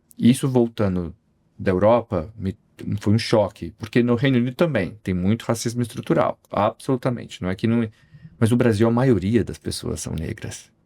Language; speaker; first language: Portuguese; native; Portuguese